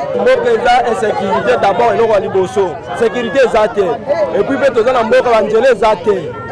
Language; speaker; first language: Lingala; native; Lingala